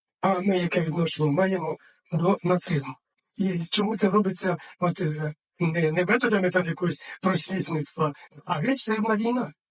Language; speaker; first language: Ukrainian; native; Ukrainian